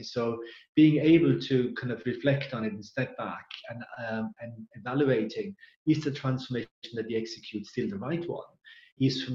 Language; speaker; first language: English; non-native, fluent; German